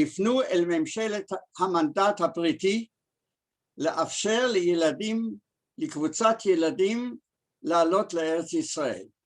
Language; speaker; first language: Hebrew; early bilingual, other home language; German